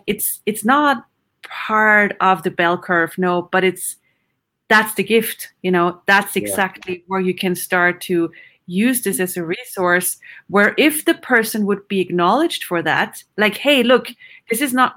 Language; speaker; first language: English; non-native, fluent; German